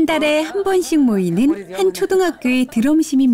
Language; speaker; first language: Korean; native; Korean